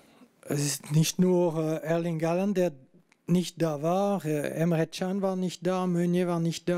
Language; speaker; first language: German; non-native, local second language; French